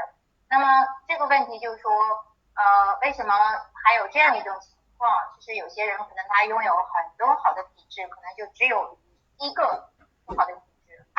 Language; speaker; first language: Chinese; native; Chinese